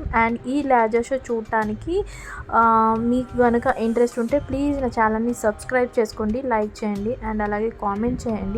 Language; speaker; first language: Telugu; native; Telugu